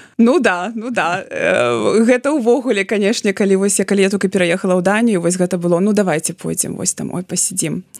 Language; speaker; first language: Belarusian; non-native, local second language; Russian